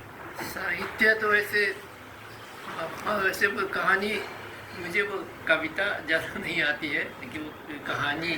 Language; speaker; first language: Hindi; non-native, fluent; Japanese